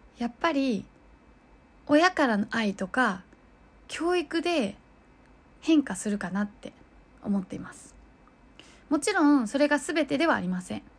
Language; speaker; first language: Japanese; early bilingual, other home language; Chinese